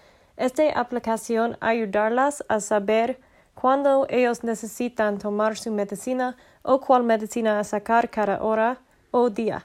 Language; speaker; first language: Spanish; non-native, learner; English